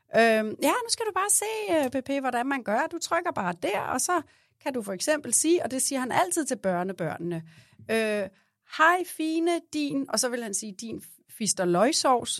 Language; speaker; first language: Danish; native; Danish